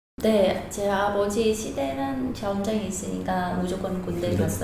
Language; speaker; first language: Korean; non-native, learner; Vietnamese